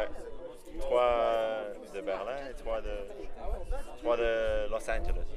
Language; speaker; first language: French; non-native, learner; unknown